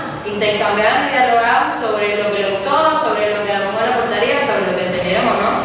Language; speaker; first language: Spanish; native; Spanish